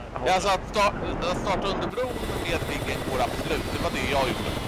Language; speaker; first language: Swedish; native; Swedish